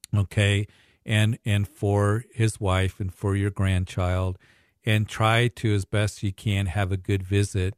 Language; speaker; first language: English; native; English